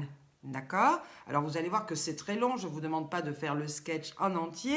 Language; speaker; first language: French; native; French